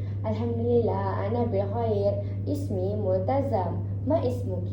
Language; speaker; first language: Arabic; non-native, learner; Malay